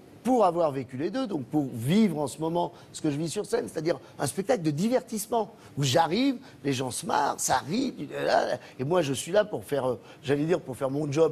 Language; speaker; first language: French; native; French